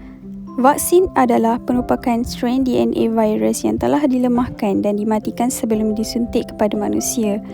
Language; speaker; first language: Malay; native; Malay